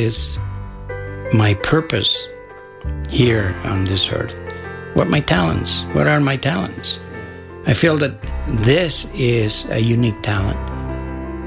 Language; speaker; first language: English; non-native, fluent; Spanish